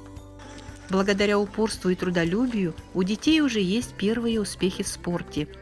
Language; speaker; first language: Russian; native; Russian